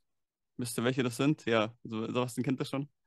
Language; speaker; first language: German; native; German